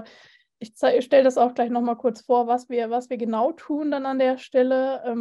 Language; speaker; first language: German; native; German